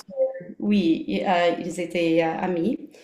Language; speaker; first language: French; non-native, local second language; English